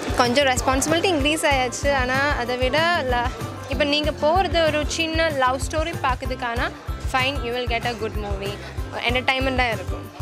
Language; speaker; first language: Tamil; non-native, local second language; Malayalam